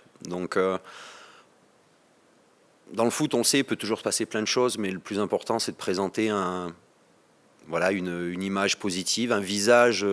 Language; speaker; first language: French; native; French